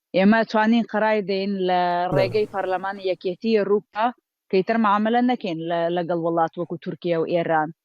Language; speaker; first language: Central Kurdish; early bilingual, heritage; Central Kurdish